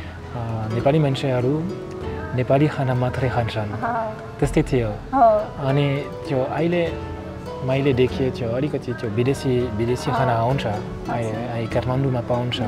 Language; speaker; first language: Nepali; non-native, learner; French